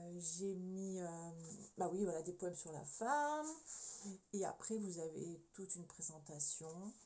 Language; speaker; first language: French; native; French